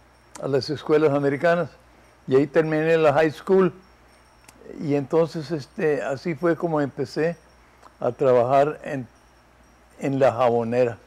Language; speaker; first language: Spanish; early bilingual, heritage; Spanish